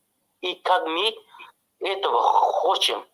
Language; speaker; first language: Russian; non-native, local second language; Tajik